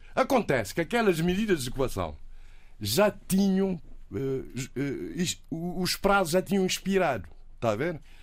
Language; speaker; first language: Portuguese; native; Portuguese